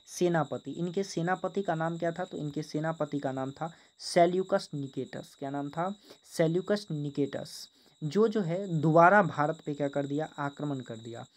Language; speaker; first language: Hindi; native; Hindi